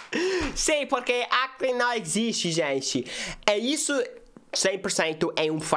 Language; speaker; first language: Portuguese; non-native, learner; English